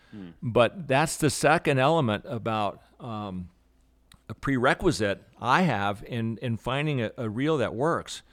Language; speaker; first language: English; native; English